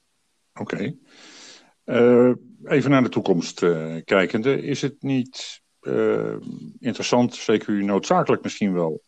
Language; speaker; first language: Dutch; native; Dutch